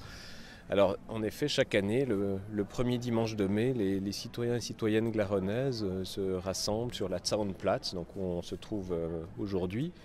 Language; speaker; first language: French; native; French